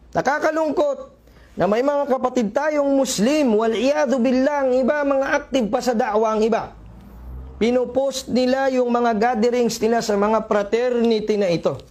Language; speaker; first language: Filipino; non-native, local second language; Maranao